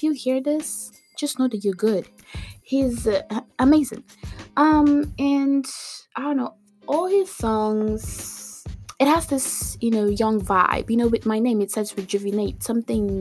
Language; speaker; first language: English; non-native, local second language; Igbo